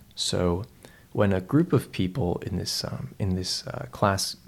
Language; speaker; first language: English; native; English